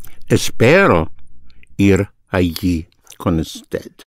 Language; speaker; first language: Spanish; non-native, fluent; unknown